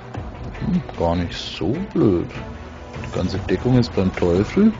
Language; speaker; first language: German; native; German